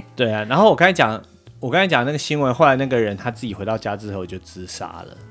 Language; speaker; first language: Chinese; native; Chinese